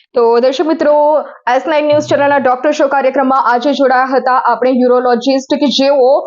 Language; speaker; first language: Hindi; non-native, local second language; Gujarati